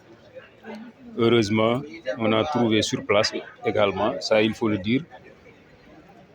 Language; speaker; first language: French; non-native, local second language; Wolof